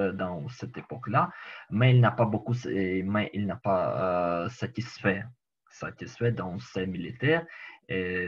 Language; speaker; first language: French; non-native, learner; Ukrainian